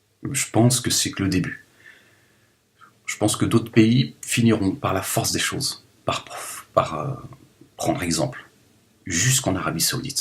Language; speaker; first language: French; native; French